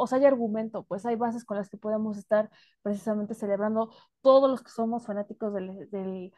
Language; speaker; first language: Spanish; native; Spanish